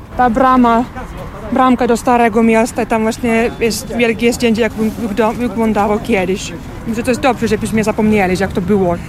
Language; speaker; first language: Polish; non-native, fluent; Finnish